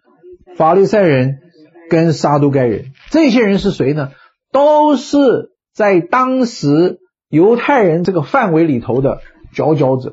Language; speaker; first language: Chinese; native; Chinese